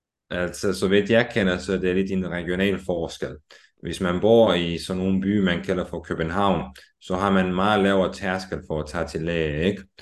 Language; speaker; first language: Danish; non-native, fluent; Romanian